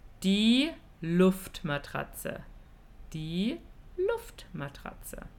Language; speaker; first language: German; non-native, fluent; English